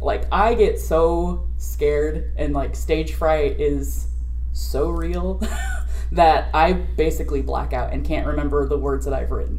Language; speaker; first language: English; native; English